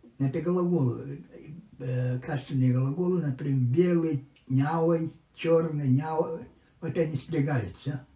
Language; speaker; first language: Russian; non-native, local second language; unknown